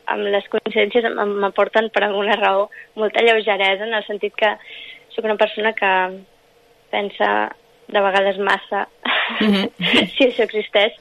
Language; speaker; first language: Catalan; non-native, local second language; English